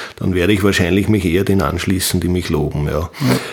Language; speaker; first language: German; native; German